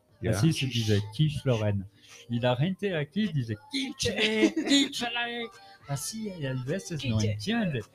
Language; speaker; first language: Spanish; non-native, learner; French